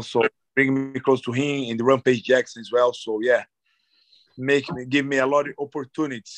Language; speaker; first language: English; non-native, fluent; Portuguese